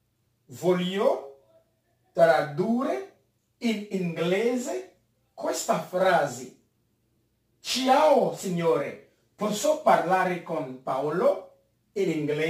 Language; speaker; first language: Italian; non-native, fluent; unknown